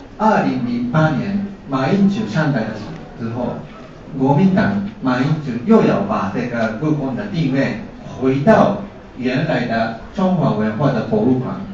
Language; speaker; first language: Chinese; non-native, fluent; Japanese